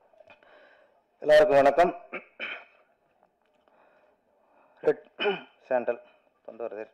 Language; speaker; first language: Tamil; native; Tamil